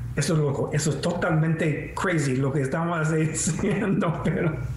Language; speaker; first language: Spanish; non-native, fluent; English